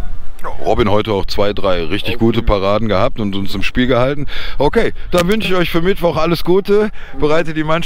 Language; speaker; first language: German; native; German